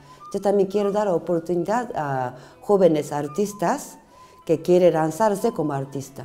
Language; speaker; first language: Spanish; non-native, learner; Japanese